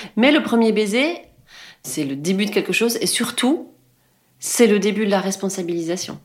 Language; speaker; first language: French; native; French